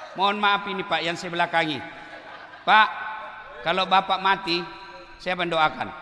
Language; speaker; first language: Indonesian; non-native, local second language; Buginese